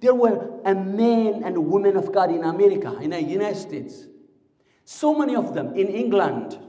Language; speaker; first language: English; non-native, local second language; Amharic